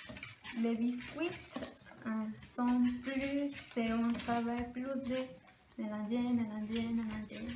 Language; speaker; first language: French; non-native, learner; Spanish